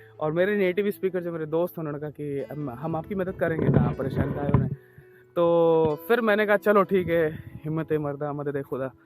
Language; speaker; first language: Hindi; native; Hindi